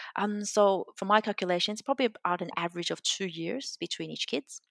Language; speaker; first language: English; native; English